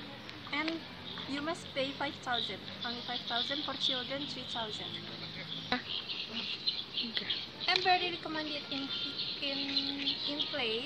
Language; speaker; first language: English; non-native, learner; Indonesian